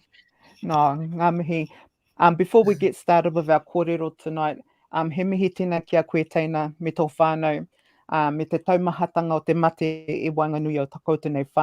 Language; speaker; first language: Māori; non-native, local second language; English